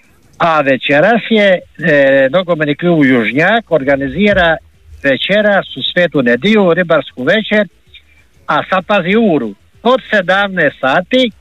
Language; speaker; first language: Serbian; native; Serbian